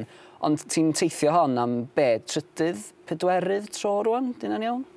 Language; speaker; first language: Welsh; native; Welsh